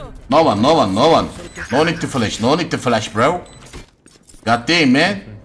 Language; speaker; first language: English; non-native, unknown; Turkish